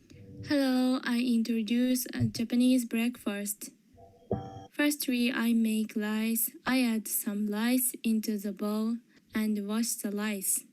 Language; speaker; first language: English; non-native, learner; Japanese